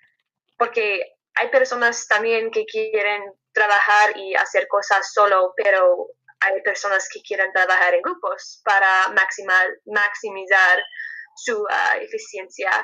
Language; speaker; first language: Spanish; non-native, learner; English